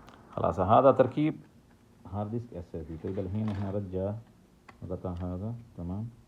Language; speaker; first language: Arabic; non-native, learner; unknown